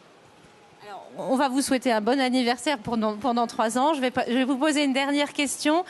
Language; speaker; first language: French; native; French